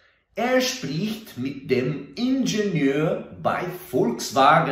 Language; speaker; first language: German; non-native, fluent; Portuguese